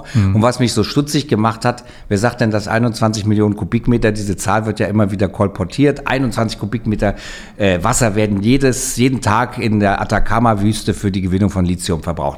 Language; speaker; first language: German; native; German